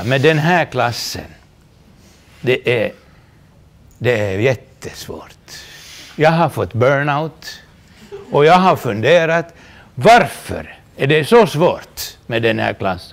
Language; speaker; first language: Swedish; non-native, local second language; Finnish